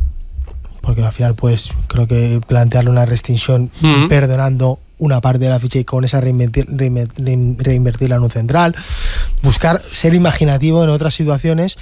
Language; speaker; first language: Spanish; native; Spanish